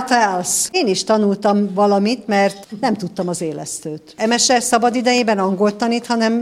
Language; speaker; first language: Hungarian; native; Hungarian